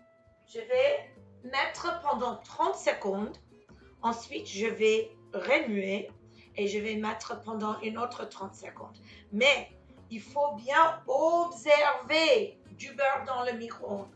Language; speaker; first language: French; non-native, fluent; English